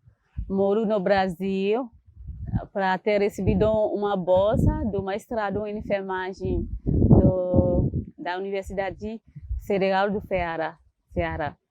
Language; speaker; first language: Portuguese; non-native, learner; Haitian Creole